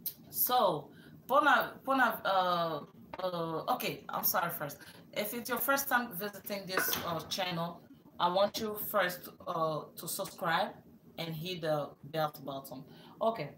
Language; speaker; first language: English; non-native, fluent; Lingala